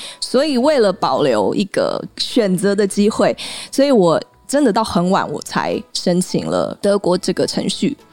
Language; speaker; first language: Chinese; early bilingual, heritage; Chinese